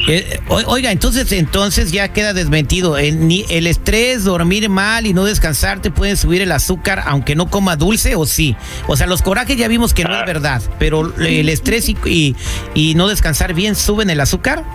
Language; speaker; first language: Spanish; native; Spanish